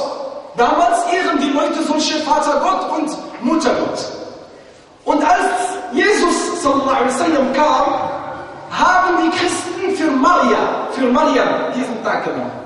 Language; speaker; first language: German; non-native, fluent; Arabic